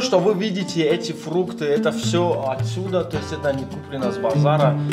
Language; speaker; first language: Russian; non-native, local second language; Tajik